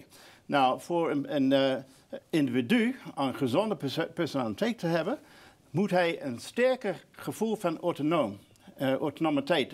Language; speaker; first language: Dutch; non-native, fluent; English